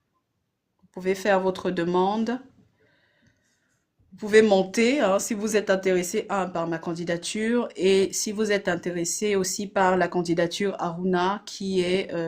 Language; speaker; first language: French; native; French